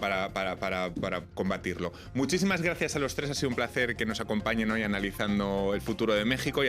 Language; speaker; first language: Spanish; native; Spanish